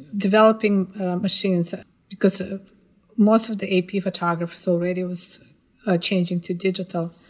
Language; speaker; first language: English; non-native, fluent; Russian